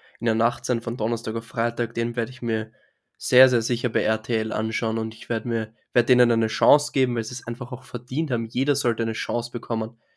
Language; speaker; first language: German; native; German